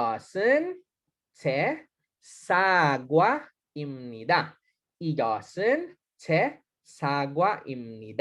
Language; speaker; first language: Korean; non-native, learner; Hiligaynon